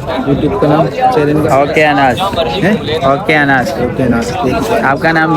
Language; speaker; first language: Hindi; non-native, local second language; Malayalam